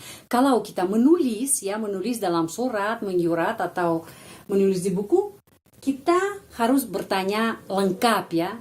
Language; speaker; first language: Indonesian; non-native, fluent; Russian